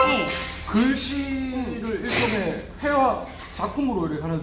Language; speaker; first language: Korean; native; Korean